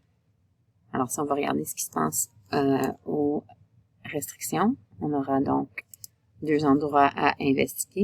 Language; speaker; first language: French; native; French